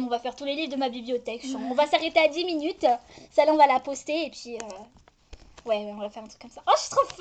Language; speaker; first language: French; native; French